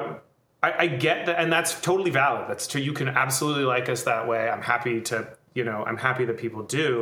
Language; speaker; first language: English; native; English